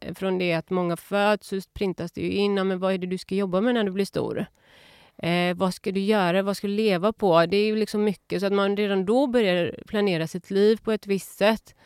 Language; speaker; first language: Swedish; early bilingual, other home language; Persian